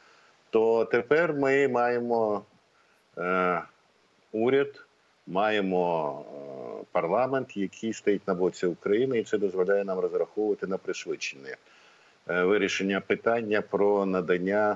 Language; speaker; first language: Ukrainian; native; Ukrainian